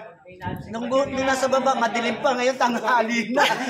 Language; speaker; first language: Filipino; native; Filipino